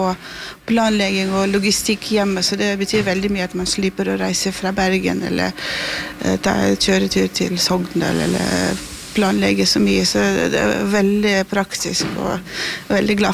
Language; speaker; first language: Norwegian; non-native, fluent; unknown